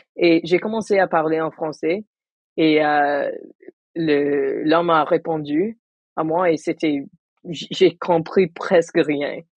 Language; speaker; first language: French; non-native, local second language; Tamil